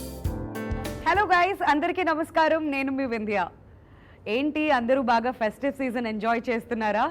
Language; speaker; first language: Telugu; native; Telugu